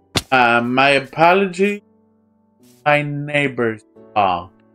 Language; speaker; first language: English; early bilingual, other home language; Spanish